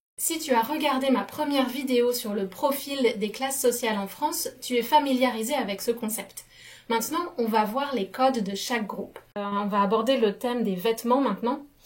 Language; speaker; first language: French; native; French